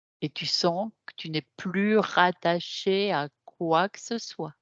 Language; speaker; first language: French; native; French